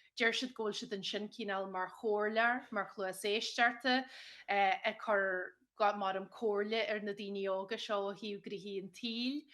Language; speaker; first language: Irish; native; Irish